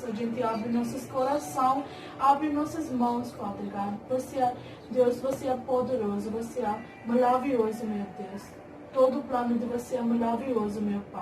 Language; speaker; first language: Portuguese; non-native, learner; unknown